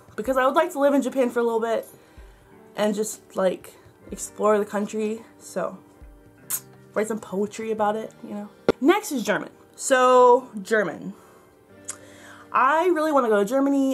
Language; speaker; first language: English; native; English